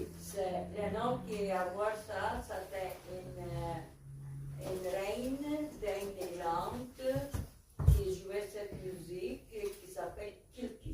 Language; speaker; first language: French; non-native, learner; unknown